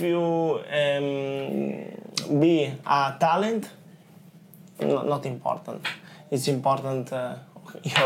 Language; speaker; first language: English; non-native, learner; Italian